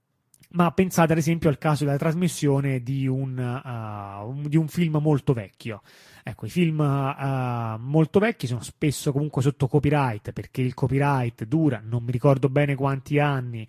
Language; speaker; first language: Italian; native; Italian